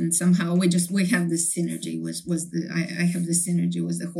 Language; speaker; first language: English; non-native, fluent; Ukrainian